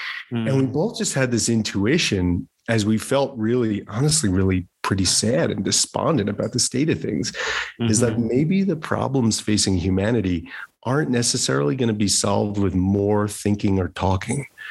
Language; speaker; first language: English; native; English